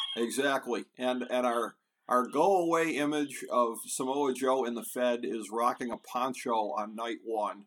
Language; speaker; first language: English; native; English